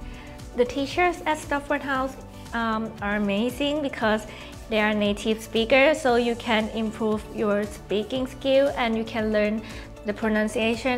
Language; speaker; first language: English; non-native, learner; Thai